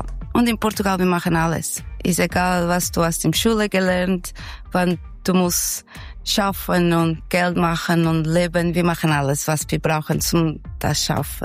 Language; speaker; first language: German; non-native, learner; Portuguese